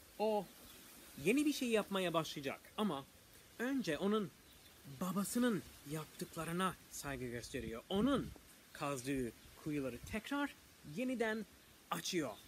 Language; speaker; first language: Turkish; non-native, fluent; English